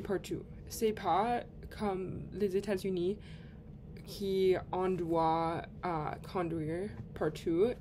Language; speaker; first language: French; non-native, learner; English